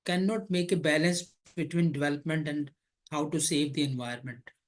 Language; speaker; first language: English; non-native, local second language; Hindi